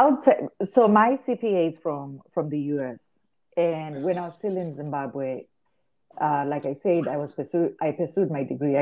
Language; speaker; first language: English; non-native, local second language; Shona